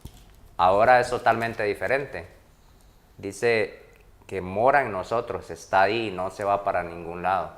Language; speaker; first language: Spanish; native; Spanish